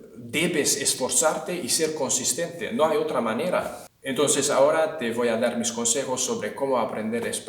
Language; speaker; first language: Spanish; non-native, fluent; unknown